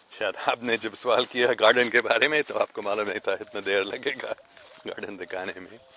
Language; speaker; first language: Urdu; non-native, fluent; English